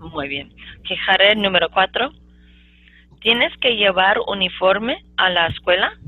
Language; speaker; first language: Spanish; non-native, fluent; English